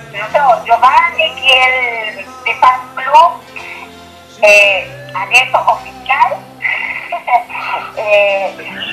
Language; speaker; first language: Italian; non-native, learner; Spanish